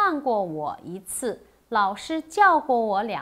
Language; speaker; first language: Chinese; non-native, fluent; Korean